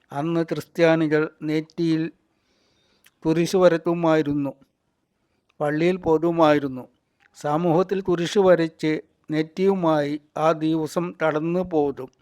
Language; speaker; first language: Malayalam; native; Malayalam